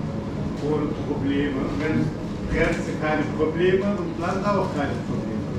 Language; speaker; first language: German; non-native, learner; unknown